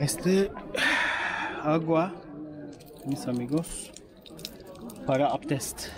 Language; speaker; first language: Spanish; non-native, learner; Turkish